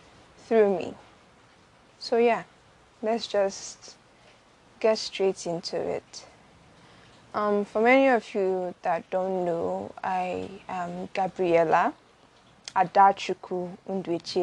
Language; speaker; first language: English; non-native, local second language; Igbo